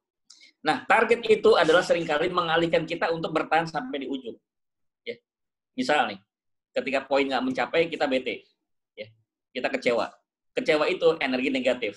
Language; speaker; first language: Indonesian; native; Indonesian